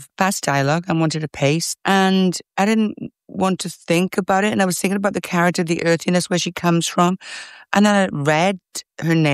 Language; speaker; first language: English; native; English